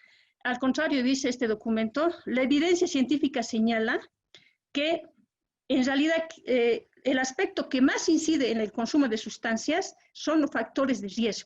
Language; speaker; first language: Spanish; native; Spanish